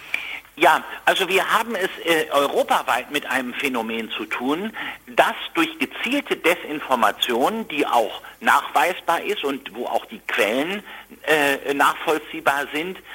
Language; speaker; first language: German; native; German